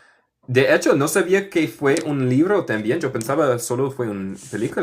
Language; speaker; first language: Spanish; non-native, fluent; English